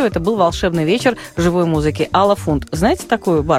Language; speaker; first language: Russian; native; Russian